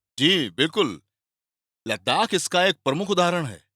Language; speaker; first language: Hindi; native; Hindi